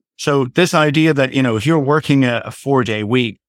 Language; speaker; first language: English; native; English